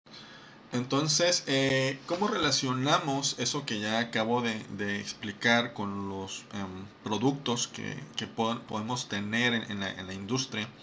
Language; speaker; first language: Spanish; native; Spanish